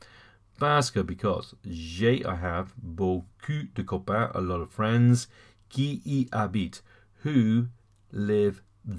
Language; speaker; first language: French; non-native, fluent; English